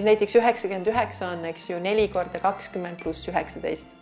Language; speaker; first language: Estonian; native; Estonian